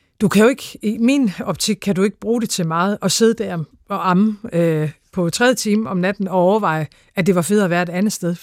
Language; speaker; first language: Danish; native; Danish